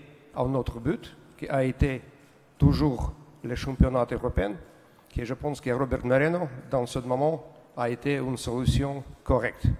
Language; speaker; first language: French; non-native, learner; Russian